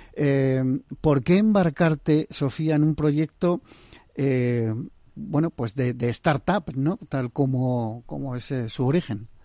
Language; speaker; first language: Spanish; native; Spanish